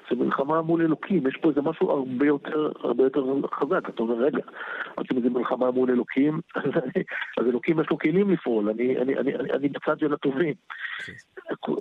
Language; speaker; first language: Hebrew; native; Hebrew